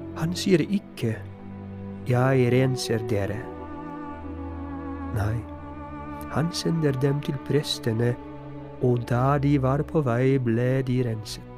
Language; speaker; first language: Norwegian; non-native, fluent; Polish